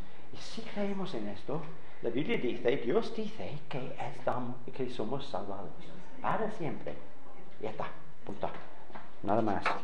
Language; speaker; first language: Spanish; non-native, fluent; English